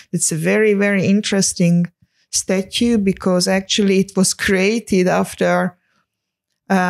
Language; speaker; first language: English; non-native, fluent; Hungarian